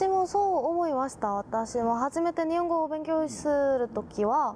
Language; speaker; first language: Japanese; non-native, learner; Korean